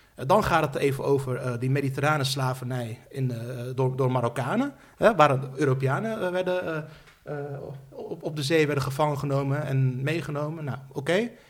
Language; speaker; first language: Dutch; early bilingual, other home language; Turkish